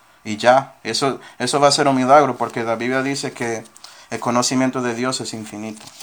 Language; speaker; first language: Spanish; non-native, fluent; English